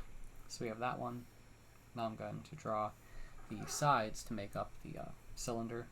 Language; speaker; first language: English; native; English